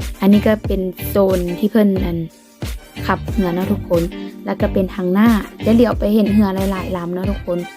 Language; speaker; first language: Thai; non-native, local second language; Lao